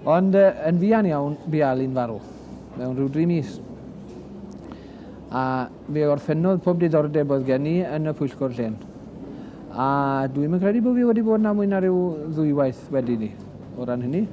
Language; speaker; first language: Welsh; native; Welsh